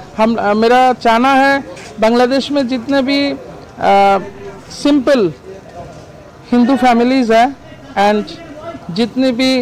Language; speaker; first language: Hindi; non-native, learner; Bangla